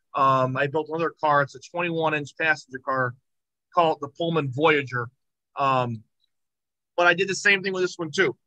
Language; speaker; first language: English; native; English